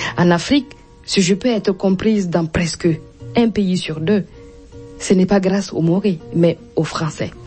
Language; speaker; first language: French; non-native, local second language; Mossi